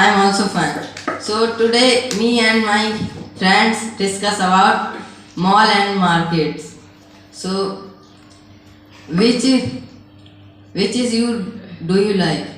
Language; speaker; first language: English; non-native, learner; Hindi